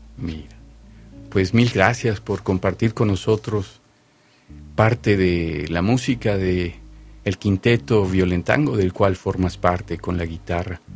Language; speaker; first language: Spanish; native; Spanish